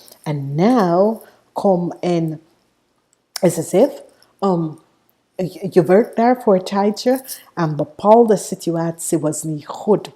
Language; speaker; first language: Dutch; non-native, fluent; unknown